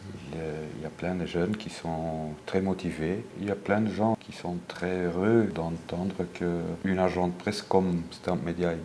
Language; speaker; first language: French; non-native, local second language; Dutch